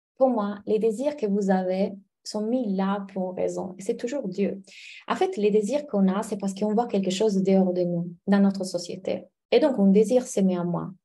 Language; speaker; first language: French; non-native, fluent; Italian